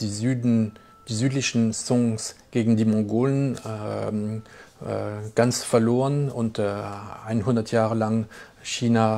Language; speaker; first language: German; non-native, fluent; French